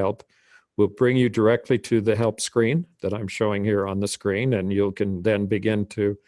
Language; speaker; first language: English; native; English